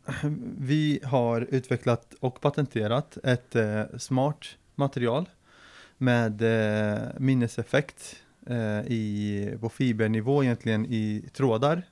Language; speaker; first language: Swedish; early bilingual, other home language; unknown